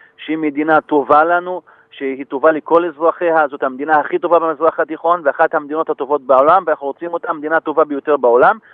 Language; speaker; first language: Hebrew; non-native, local second language; Arabic